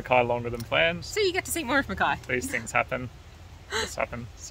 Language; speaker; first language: English; native; English